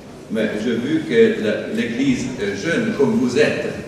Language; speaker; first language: French; non-native, learner; German